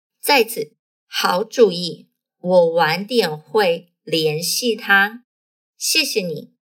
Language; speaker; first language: Chinese; non-native, fluent; Portuguese